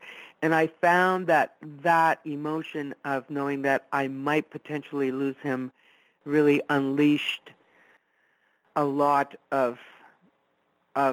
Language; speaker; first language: English; non-native, fluent; Italian